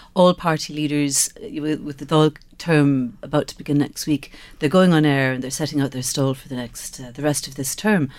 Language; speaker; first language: English; native; English